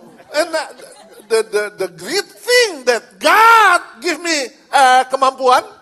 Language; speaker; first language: English; non-native, learner; Indonesian